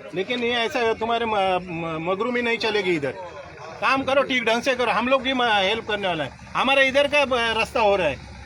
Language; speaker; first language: Hindi; non-native, local second language; Marathi